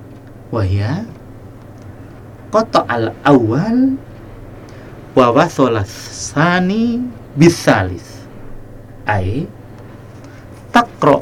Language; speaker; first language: Arabic; non-native, fluent; Indonesian